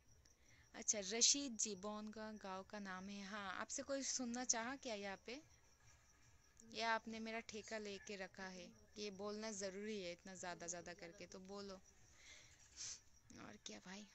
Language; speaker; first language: Hindi; non-native, local second language; Bangla